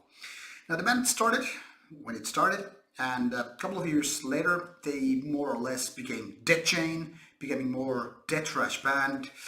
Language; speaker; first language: English; non-native, fluent; Finnish